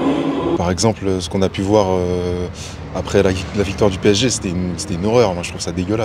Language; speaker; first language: French; native; French